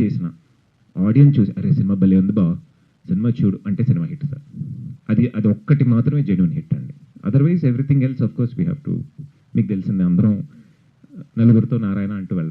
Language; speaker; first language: Telugu; native; Telugu